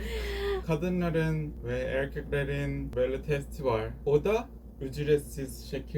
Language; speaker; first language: Turkish; non-native, learner; Korean